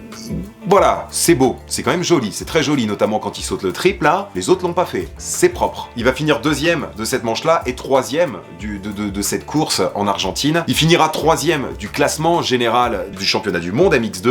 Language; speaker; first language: French; native; French